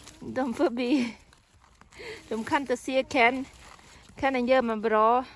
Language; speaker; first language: Swedish; non-native, learner; Thai